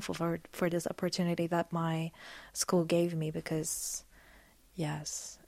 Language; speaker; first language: English; non-native, fluent; Polish